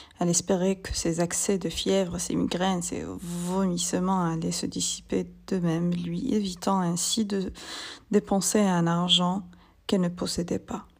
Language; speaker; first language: French; non-native, local second language; Arabic